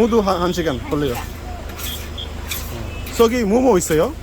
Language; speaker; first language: Korean; non-native, learner; Bangla